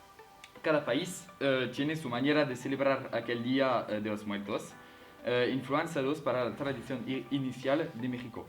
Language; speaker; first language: Spanish; non-native, learner; French